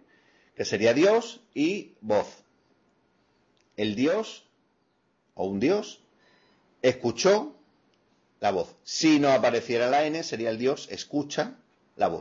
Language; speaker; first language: Spanish; native; Spanish